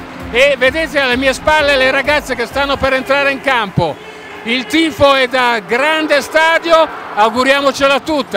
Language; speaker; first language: Italian; native; Italian